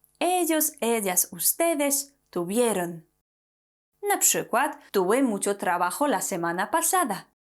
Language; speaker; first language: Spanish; non-native, fluent; Polish